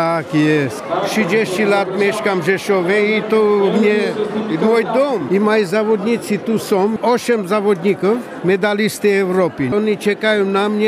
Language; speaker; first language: Polish; non-native, fluent; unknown